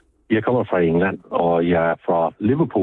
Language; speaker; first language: Danish; non-native, fluent; English